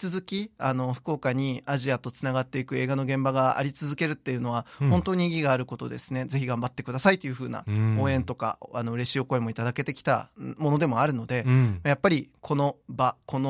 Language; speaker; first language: Japanese; native; Japanese